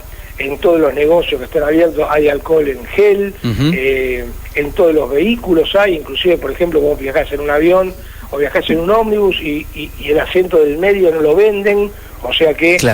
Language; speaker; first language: Spanish; native; Spanish